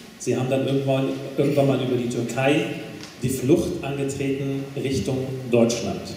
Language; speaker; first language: German; native; German